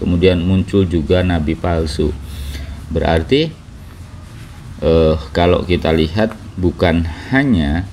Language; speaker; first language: Indonesian; native; Indonesian